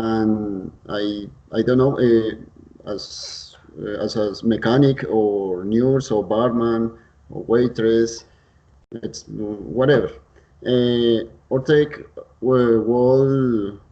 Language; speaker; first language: English; non-native, learner; Spanish